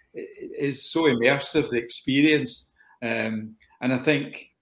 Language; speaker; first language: English; native; English